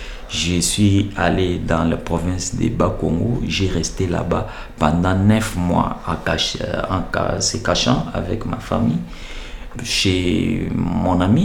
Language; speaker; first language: French; non-native, local second language; Lingala